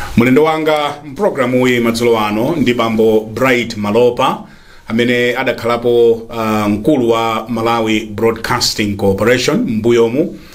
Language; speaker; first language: Nyanja; native; Nyanja